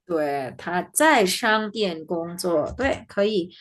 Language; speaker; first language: Chinese; non-native, fluent; Indonesian